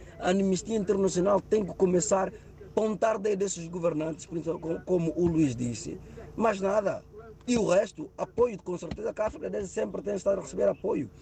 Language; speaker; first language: Portuguese; non-native, local second language; Upper Guinea Crioulo